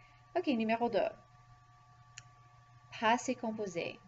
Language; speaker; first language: French; non-native, fluent; English